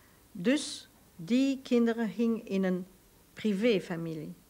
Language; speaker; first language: Dutch; non-native, local second language; French